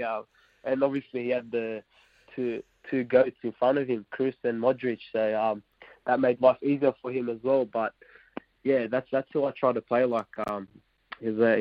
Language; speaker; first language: English; non-native, local second language; Arabic